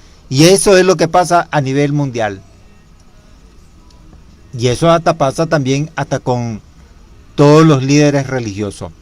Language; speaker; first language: Spanish; native; Spanish